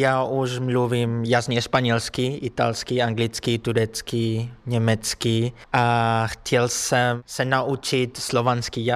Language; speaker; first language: Czech; non-native, learner; Spanish